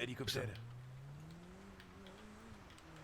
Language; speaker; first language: French; native; French